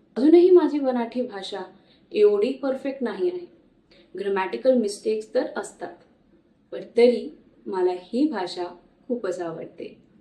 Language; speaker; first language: Marathi; non-native, fluent; Hindi